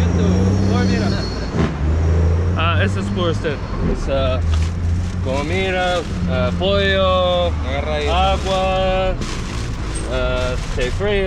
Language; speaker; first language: Spanish; non-native, learner; English